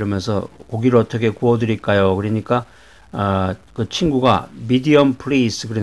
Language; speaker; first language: Korean; native; Korean